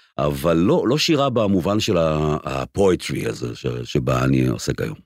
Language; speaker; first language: Hebrew; native; Hebrew